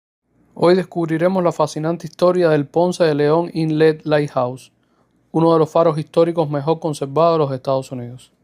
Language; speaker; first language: Spanish; native; Spanish